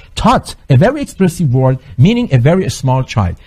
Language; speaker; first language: English; non-native, fluent; Persian